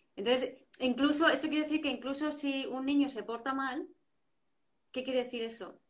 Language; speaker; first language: Spanish; native; Spanish